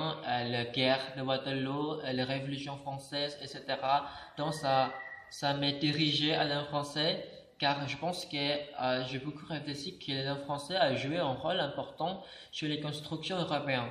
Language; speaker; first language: French; non-native, learner; Indonesian